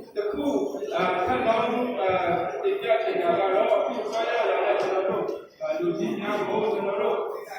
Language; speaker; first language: Burmese; non-native, local second language; Kachin